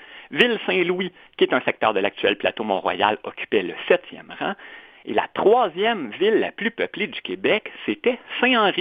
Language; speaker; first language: French; native; French